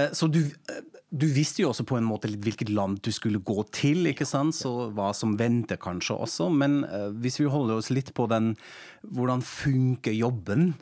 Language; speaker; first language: Norwegian; non-native, fluent; German